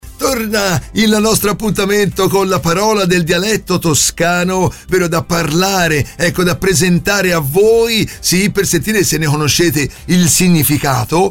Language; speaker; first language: Italian; native; Italian